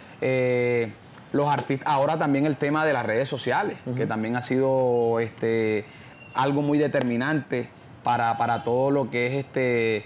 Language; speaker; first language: Spanish; native; Spanish